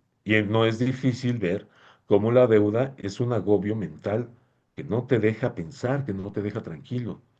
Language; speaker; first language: Spanish; native; Spanish